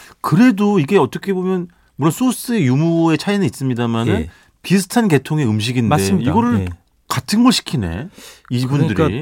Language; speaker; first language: Korean; native; Korean